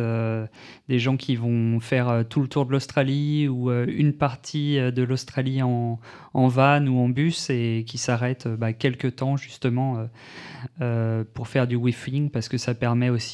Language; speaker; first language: French; native; French